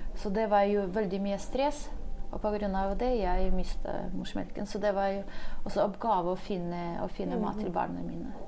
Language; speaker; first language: Norwegian; non-native, fluent; Ukrainian